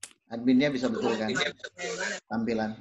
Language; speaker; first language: Indonesian; native; Indonesian